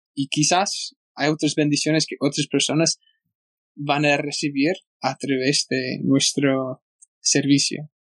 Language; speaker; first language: Spanish; non-native, fluent; English